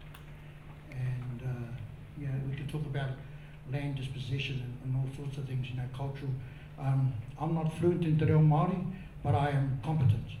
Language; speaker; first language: English; native; English